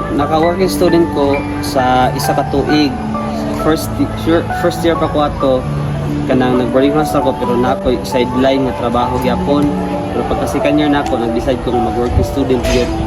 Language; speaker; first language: Cebuano; non-native, local second language; Hiligaynon